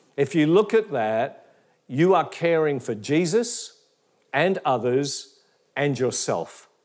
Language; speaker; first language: English; native; English